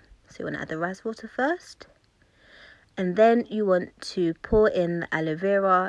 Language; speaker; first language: English; native; English